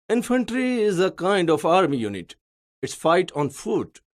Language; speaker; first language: English; non-native, local second language; Gujarati